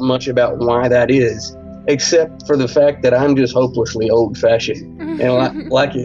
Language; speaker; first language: English; native; English